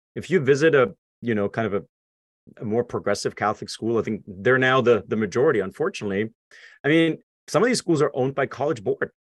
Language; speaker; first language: English; non-native, fluent; German